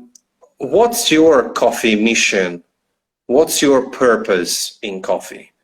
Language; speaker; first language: English; non-native, fluent; Italian